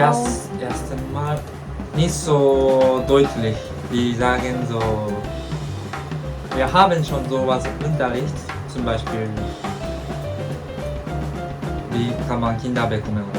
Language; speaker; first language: German; non-native, learner; Japanese